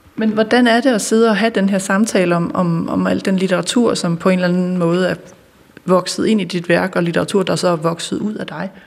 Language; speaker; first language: Danish; native; Danish